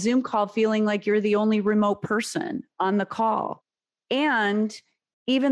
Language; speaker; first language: English; early bilingual, other home language; Serbian